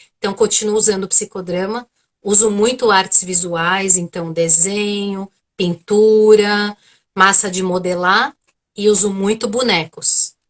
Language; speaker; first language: Portuguese; native; Portuguese